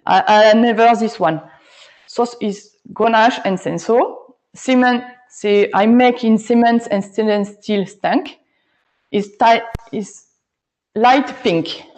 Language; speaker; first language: English; non-native, learner; French